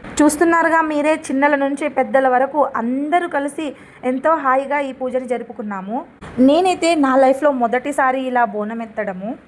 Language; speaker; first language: Telugu; non-native, local second language; Lambadi